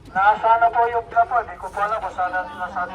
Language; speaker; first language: Filipino; native; Filipino